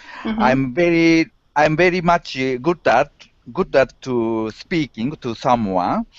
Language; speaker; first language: English; non-native, learner; Japanese